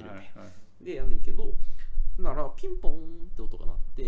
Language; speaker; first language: Japanese; native; Japanese